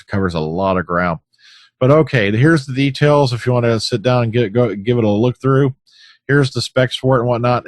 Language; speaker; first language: English; native; English